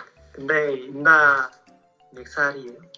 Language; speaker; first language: Korean; non-native, learner; Vietnamese